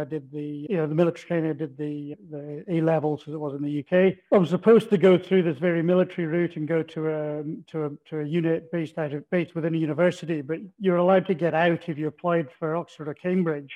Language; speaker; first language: English; native; English